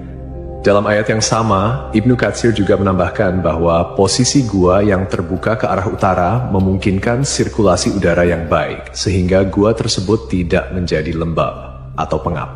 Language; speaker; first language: Indonesian; native; Indonesian